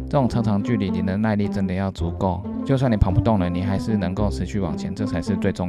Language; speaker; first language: Chinese; native; Chinese